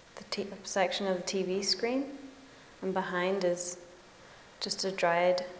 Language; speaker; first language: English; native; English